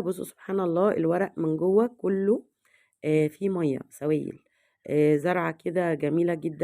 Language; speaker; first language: Arabic; native; Arabic